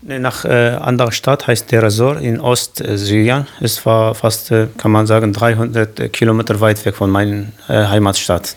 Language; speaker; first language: German; non-native, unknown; Kurdish